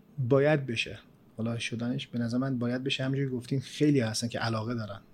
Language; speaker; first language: Persian; early bilingual, other home language; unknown